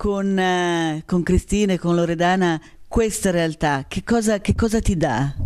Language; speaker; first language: Italian; native; Italian